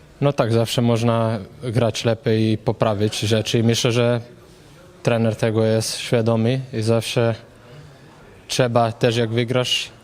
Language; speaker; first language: Polish; non-native, fluent; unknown